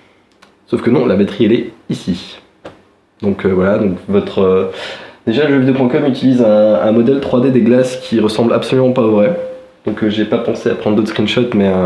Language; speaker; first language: French; native; French